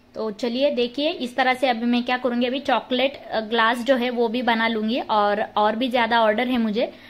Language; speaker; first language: Hindi; non-native, local second language; Marathi